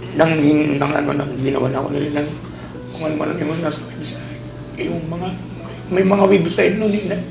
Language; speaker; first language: Filipino; non-native, local second language; Waray